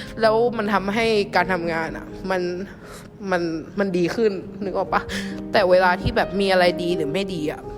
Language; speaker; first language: Thai; native; Thai